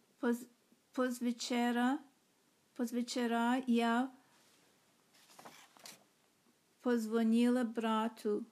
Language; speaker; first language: Russian; non-native, learner; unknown